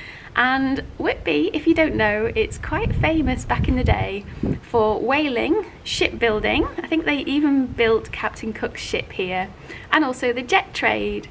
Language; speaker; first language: English; native; English